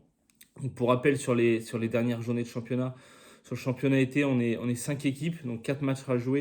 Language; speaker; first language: French; native; French